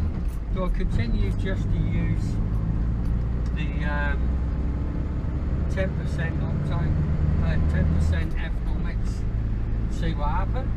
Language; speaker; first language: English; native; English